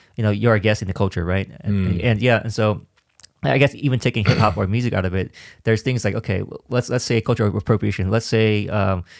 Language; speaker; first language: English; native; English